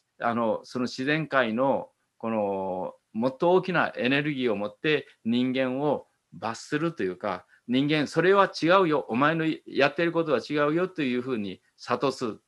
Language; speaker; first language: Japanese; native; Japanese